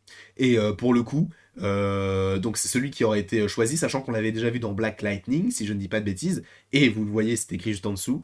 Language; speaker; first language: French; native; French